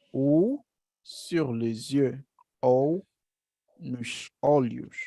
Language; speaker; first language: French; non-native, fluent; Portuguese